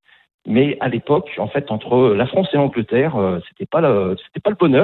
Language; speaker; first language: French; native; French